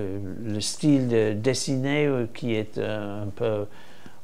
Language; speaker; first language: French; non-native, fluent; English